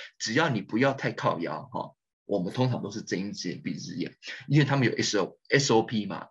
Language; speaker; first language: Chinese; native; Chinese